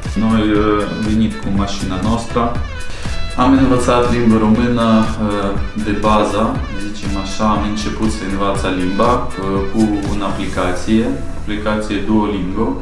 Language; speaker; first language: Romanian; non-native, learner; Ukrainian